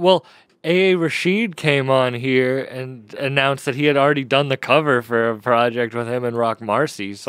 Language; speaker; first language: English; native; English